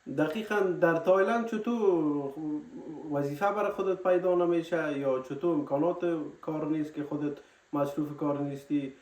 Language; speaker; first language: Persian; native; Persian